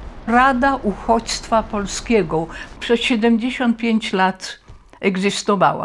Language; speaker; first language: Polish; early bilingual, heritage; Polish